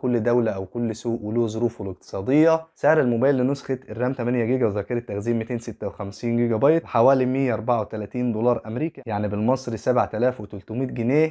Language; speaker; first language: Arabic; native; Arabic